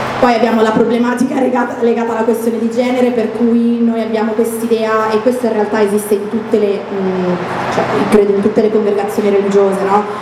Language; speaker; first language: Italian; early bilingual, other home language; Arabic